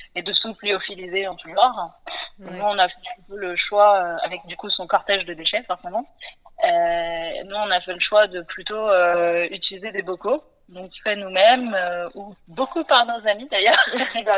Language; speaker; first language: French; native; French